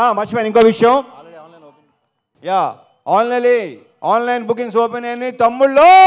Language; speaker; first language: Telugu; native; Telugu